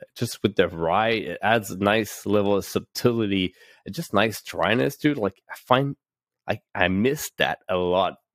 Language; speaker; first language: English; native; English